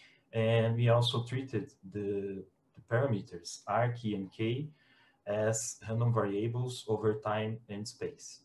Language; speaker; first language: English; non-native, fluent; Portuguese